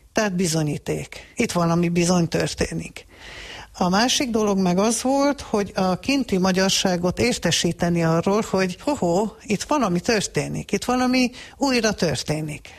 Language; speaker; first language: Hungarian; early bilingual, heritage; Hungarian